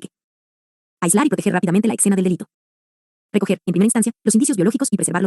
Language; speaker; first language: Spanish; native; Spanish